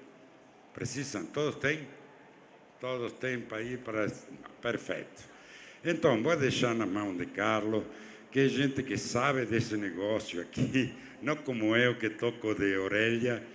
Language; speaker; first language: Portuguese; non-native, fluent; Spanish